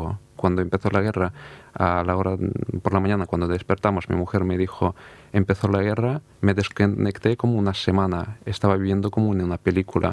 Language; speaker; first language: Spanish; non-native, fluent; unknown